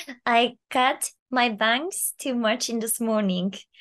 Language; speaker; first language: English; non-native, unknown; Japanese